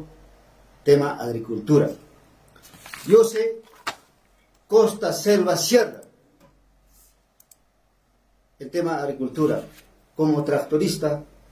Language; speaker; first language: Spanish; native; Spanish